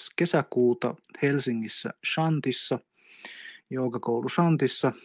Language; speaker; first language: Finnish; native; Finnish